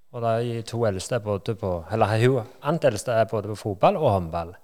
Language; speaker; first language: Norwegian; native; Norwegian